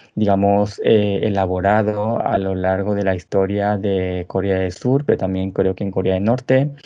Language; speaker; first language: Spanish; native; Spanish